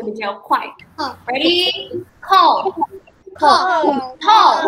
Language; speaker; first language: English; non-native, fluent; Chinese